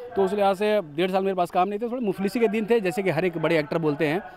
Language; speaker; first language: Hindi; native; Hindi